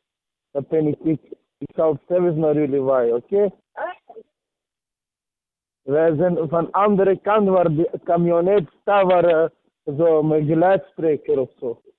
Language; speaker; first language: Dutch; non-native, fluent; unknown